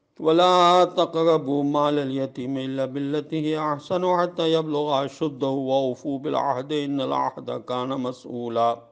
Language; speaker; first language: Arabic; non-native, fluent; Urdu